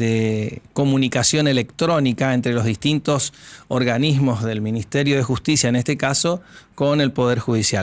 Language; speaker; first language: Spanish; native; Spanish